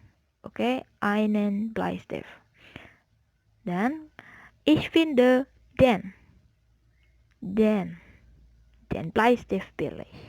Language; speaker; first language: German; non-native, fluent; Indonesian